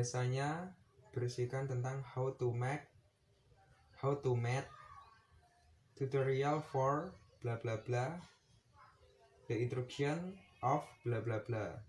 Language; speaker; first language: English; non-native, learner; Indonesian